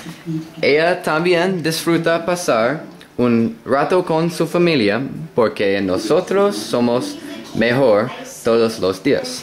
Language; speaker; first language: Spanish; non-native, learner; English